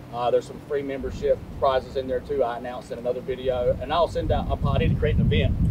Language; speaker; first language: English; native; English